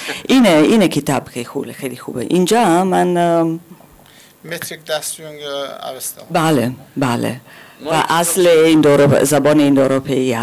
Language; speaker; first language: Persian; non-native, learner; German